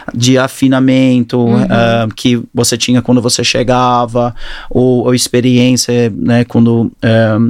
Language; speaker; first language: Portuguese; early bilingual, other home language; English